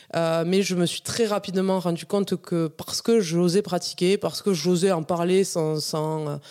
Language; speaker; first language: French; native; French